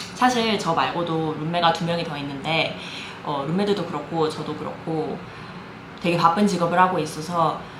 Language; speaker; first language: Korean; native; Korean